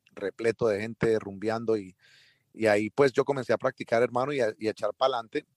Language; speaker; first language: Spanish; early bilingual, heritage; Spanish